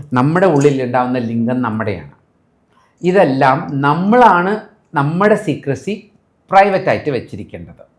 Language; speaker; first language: Malayalam; early bilingual, heritage; Malayalam